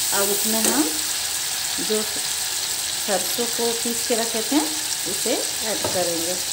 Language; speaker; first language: Hindi; non-native, local second language; Bangla